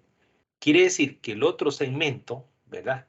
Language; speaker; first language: Spanish; native; Spanish